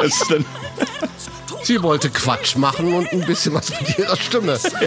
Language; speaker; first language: German; native; German